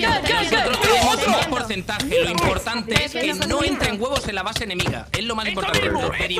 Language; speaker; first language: Spanish; native; Spanish